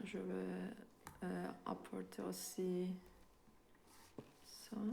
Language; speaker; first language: French; non-native, fluent; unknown